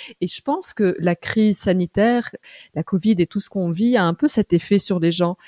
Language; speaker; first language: French; early bilingual, other home language; Arabic